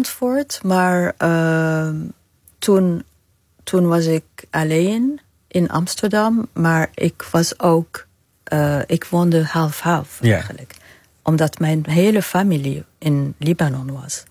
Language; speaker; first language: Dutch; non-native, fluent; Arabic